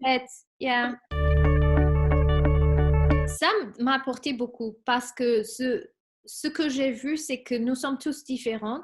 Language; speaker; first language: French; non-native, fluent; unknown